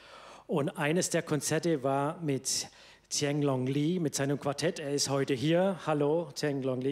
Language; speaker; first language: German; native; German